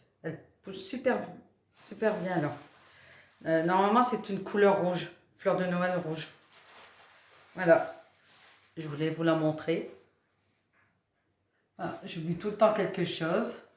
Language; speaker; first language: French; native; French